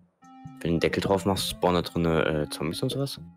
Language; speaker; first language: German; native; German